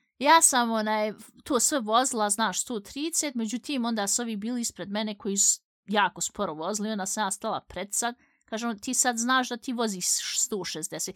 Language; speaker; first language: Bosnian; early bilingual, heritage; Bosnian